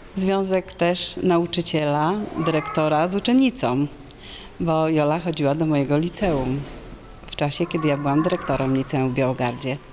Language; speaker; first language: Polish; native; Polish